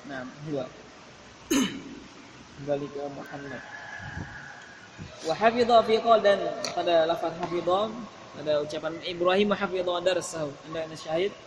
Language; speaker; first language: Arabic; non-native, fluent; Indonesian